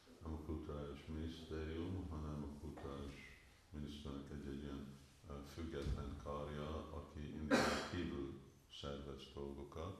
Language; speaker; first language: Hungarian; early bilingual, heritage; Hungarian